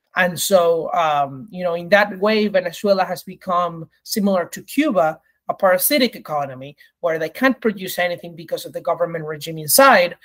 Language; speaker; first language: English; early bilingual, other home language; Spanish